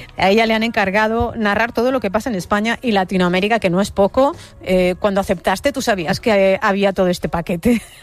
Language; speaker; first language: Spanish; native; Spanish